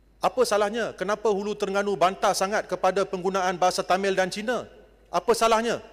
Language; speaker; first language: Malay; non-native, local second language; Tamil